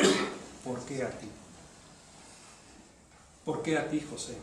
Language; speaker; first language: Spanish; native; Spanish